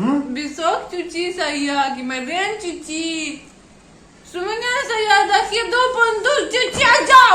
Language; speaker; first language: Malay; non-native, learner; Russian